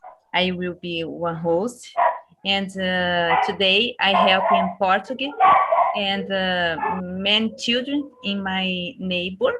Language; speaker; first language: English; non-native, learner; Portuguese